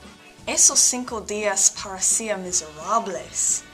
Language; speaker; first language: Spanish; non-native, learner; English